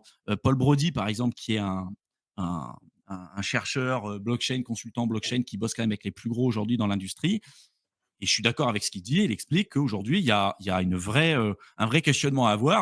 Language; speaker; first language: French; native; French